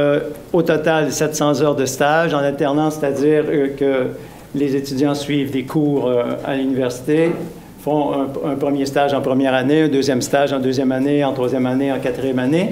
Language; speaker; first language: French; native; French